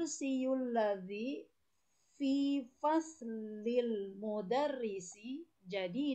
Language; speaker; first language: Arabic; non-native, learner; Indonesian